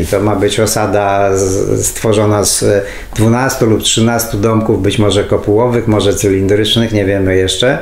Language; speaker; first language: Polish; native; Polish